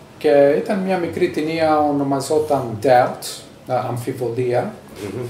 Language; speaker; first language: Greek; early bilingual, heritage; Greek